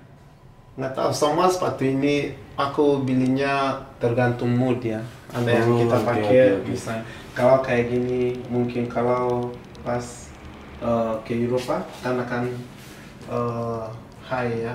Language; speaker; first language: Indonesian; non-native, fluent; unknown